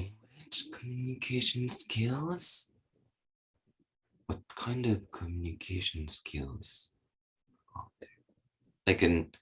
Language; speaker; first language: English; non-native, learner; Japanese